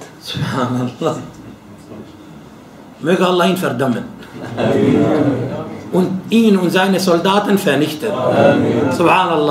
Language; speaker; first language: German; non-native, fluent; Arabic